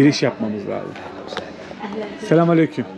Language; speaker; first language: Turkish; native; Turkish